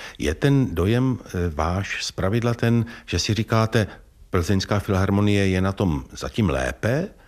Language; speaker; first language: Czech; native; Czech